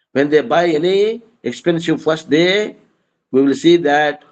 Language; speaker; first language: English; non-native, local second language; Kannada